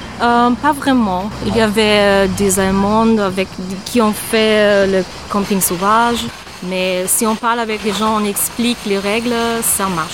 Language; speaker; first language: French; non-native, learner; German